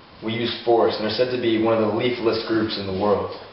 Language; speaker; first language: English; native; English